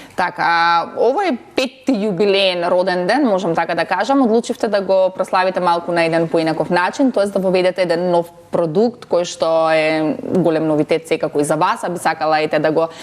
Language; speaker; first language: Macedonian; native; Macedonian